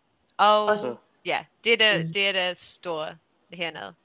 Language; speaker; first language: Danish; early bilingual, heritage; English